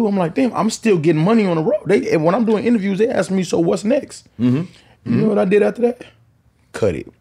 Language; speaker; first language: English; native; English